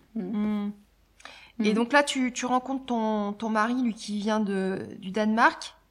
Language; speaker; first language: French; native; French